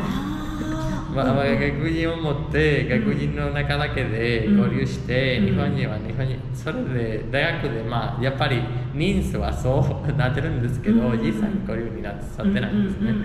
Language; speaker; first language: Japanese; non-native, fluent; Spanish